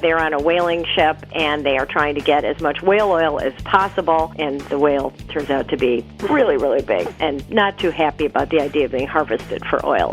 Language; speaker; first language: English; native; English